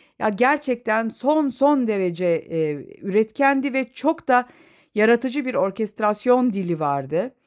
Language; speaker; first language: Turkish; native; Turkish